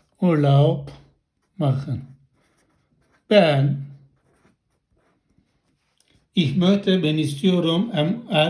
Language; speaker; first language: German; non-native, fluent; Turkish